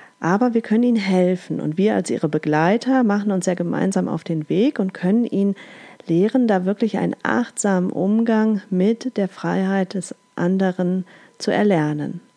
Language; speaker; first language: German; native; German